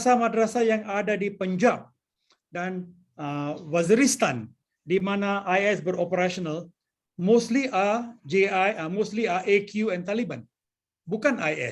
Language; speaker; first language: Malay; non-native, local second language; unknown